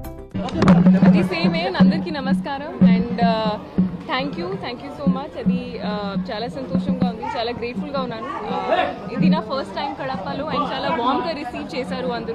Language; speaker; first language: Telugu; non-native, learner; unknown